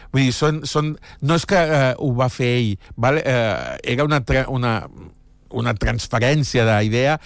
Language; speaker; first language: Catalan; native; Catalan